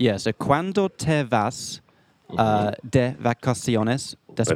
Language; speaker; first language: Spanish; non-native, learner; English